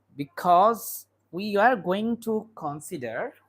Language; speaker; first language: English; non-native, local second language; Bangla